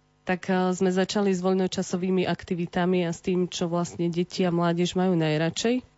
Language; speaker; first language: Slovak; native; Slovak